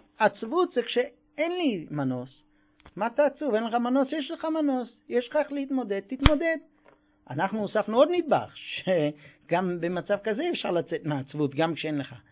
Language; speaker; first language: Hebrew; non-native, fluent; English